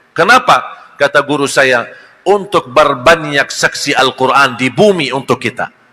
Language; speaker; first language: Malay; non-native, fluent; Arabic